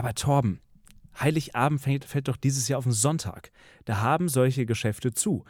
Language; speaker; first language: German; native; German